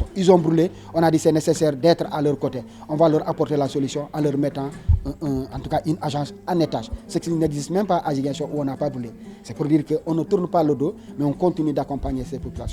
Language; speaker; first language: French; non-native, local second language; Wolof